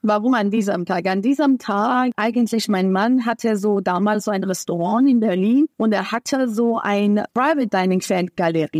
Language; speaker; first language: German; non-native, fluent; Persian